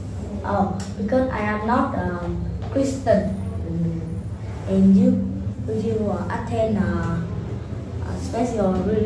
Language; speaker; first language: English; non-native, learner; Vietnamese